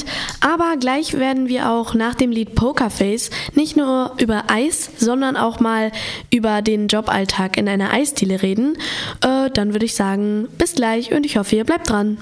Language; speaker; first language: German; native; German